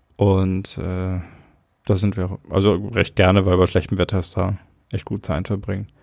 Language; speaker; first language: German; native; German